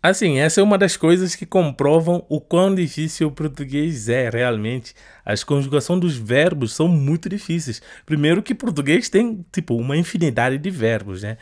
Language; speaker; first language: Portuguese; non-native, fluent; Upper Guinea Crioulo